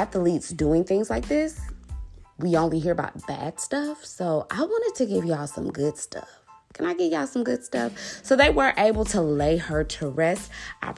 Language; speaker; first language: English; native; English